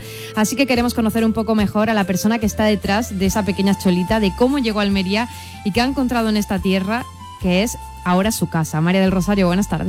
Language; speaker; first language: Spanish; native; Spanish